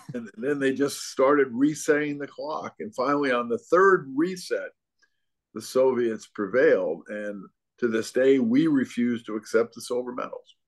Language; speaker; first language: English; native; English